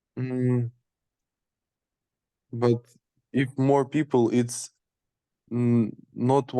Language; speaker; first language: English; non-native, learner; Ukrainian